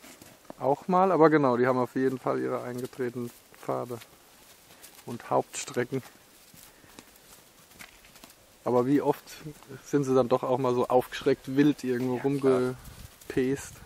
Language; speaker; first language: German; native; German